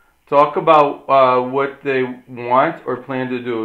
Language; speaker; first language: English; native; English